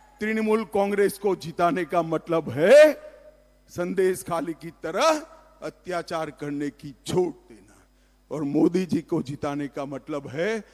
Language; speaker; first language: Hindi; non-native, local second language; Gujarati